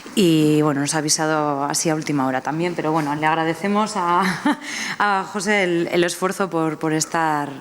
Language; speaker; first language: Spanish; native; Spanish